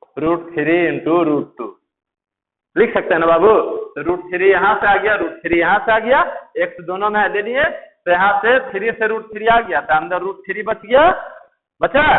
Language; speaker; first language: Hindi; native; Hindi